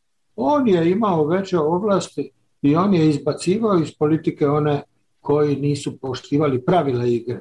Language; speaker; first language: Serbian; native; Serbian